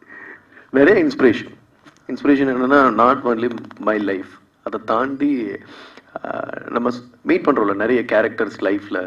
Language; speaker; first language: Tamil; non-native, fluent; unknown